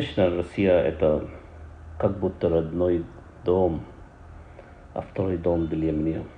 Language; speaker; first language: Russian; non-native, learner; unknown